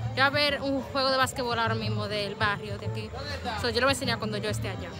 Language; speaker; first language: Spanish; early bilingual, heritage; Spanish